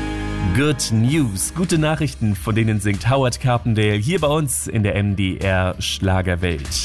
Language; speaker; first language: German; native; German